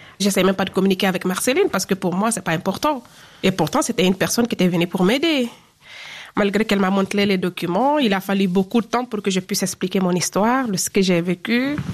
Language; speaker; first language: French; non-native, local second language; Fula